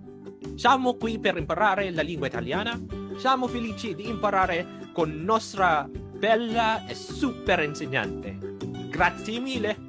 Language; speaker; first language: Italian; non-native, learner; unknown